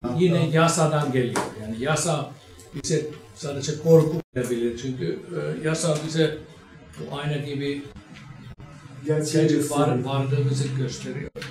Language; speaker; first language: Turkish; non-native, fluent; Finnish